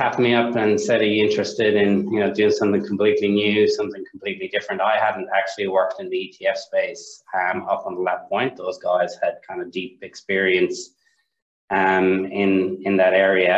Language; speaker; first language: English; native; English